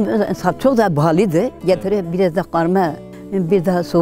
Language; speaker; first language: Turkish; non-native, local second language; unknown